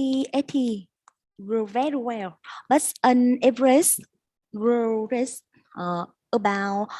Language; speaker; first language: English; non-native, learner; Vietnamese